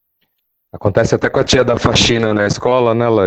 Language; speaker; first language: Portuguese; native; Portuguese